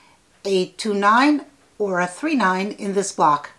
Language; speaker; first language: English; native; English